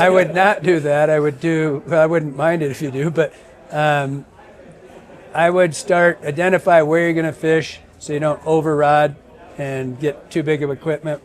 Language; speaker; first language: English; native; English